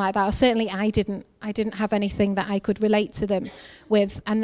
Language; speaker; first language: English; native; English